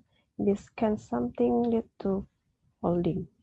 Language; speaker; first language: English; non-native, learner; Indonesian